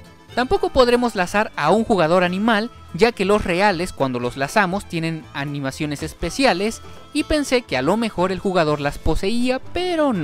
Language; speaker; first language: Spanish; native; Spanish